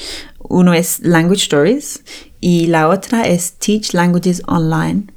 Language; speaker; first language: Spanish; non-native, fluent; English